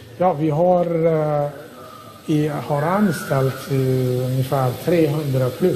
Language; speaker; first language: Swedish; non-native, local second language; Somali